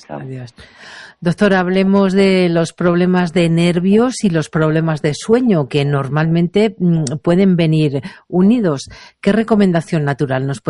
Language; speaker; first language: Spanish; native; Spanish